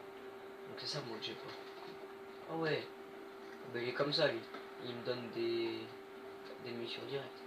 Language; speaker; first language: French; native; French